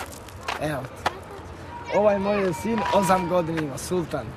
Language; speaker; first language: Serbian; non-native, local second language; Romany